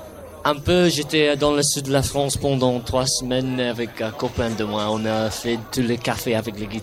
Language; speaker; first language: French; non-native, fluent; English